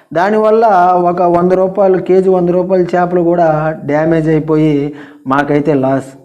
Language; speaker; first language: Telugu; non-native, local second language; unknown